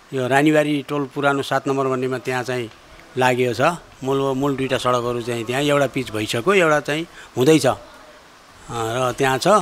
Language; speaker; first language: Nepali; native; Nepali